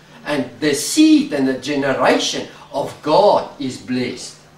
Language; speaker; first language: English; non-native, local second language; Afrikaans